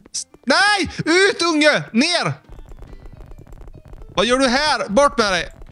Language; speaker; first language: Swedish; native; Swedish